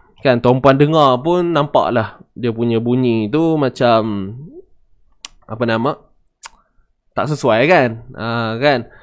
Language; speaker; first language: Malay; native; Malay